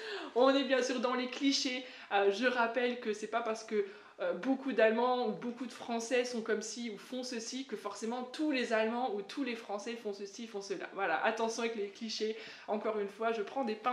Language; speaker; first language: French; native; French